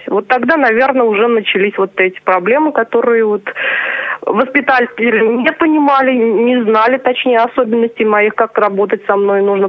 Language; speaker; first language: Russian; non-native, local second language; Chuvash